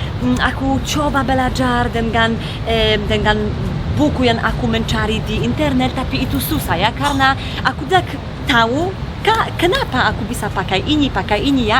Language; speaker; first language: Indonesian; non-native, fluent; Polish